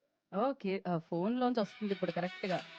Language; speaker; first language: Telugu; native; Telugu